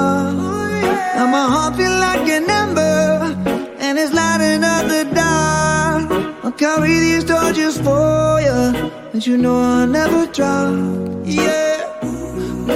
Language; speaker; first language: English; native; English